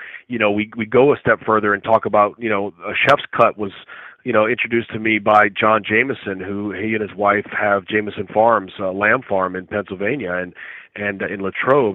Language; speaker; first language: English; native; English